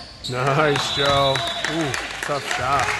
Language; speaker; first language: English; native; English